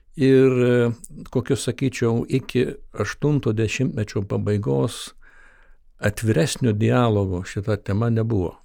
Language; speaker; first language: Lithuanian; early bilingual, heritage; Lithuanian